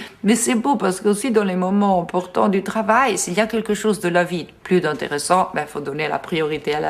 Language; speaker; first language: French; non-native, fluent; Italian